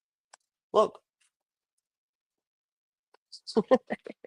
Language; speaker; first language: English; native; English